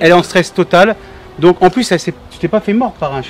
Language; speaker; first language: French; native; French